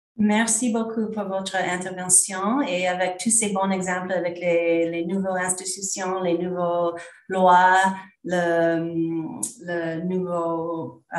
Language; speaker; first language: French; non-native, learner; English